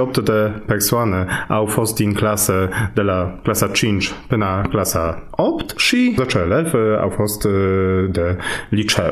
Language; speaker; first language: Romanian; non-native, fluent; Polish